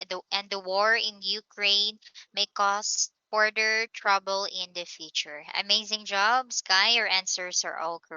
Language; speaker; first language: English; non-native, local second language; Filipino